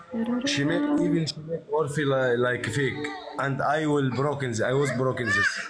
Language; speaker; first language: English; non-native, learner; Arabic